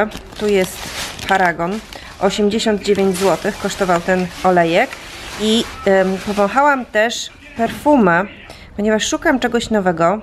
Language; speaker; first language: Polish; native; Polish